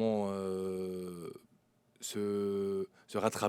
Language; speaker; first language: French; non-native, local second language; Arabic